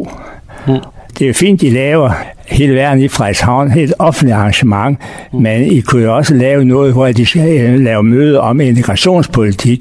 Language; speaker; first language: Danish; native; Danish